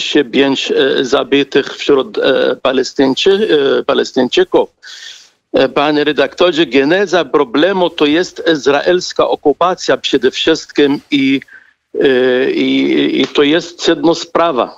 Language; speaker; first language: Polish; non-native, fluent; Arabic